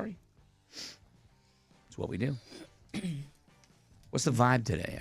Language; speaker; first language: English; native; English